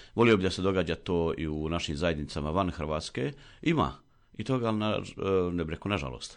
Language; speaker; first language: Croatian; native; Croatian